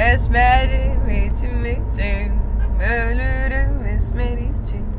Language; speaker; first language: Turkish; early bilingual, heritage; Turkish